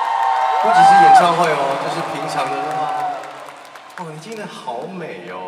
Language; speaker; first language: Chinese; non-native, local second language; Cantonese